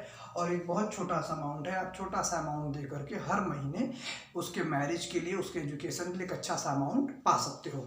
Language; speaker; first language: Hindi; native; Hindi